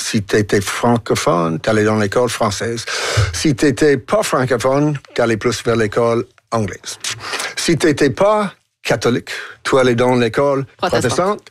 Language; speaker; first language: French; non-native, fluent; English